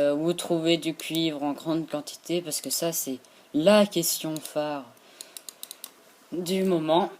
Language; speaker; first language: French; native; French